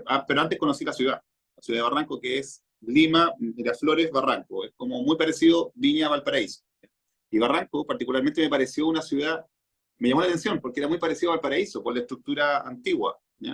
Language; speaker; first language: Spanish; native; Spanish